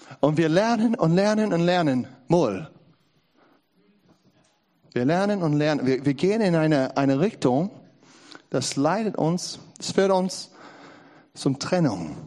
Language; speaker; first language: German; non-native, learner; English